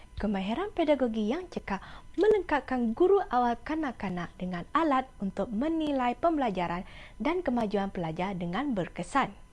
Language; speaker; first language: Malay; non-native, local second language; Iban